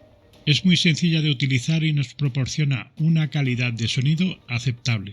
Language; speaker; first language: Spanish; native; Spanish